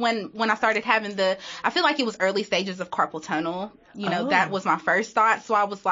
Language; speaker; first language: English; native; English